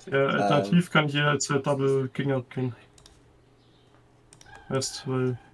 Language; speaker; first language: German; native; German